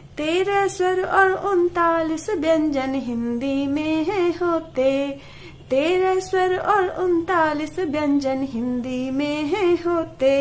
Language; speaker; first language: Hindi; native; Hindi